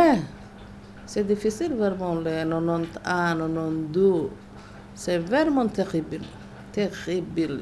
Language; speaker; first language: French; non-native, learner; Somali